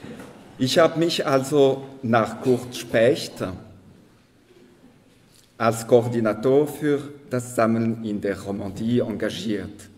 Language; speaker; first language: German; non-native, local second language; French